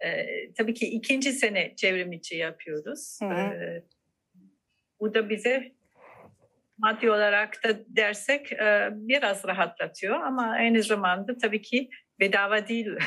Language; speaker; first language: Turkish; non-native, fluent; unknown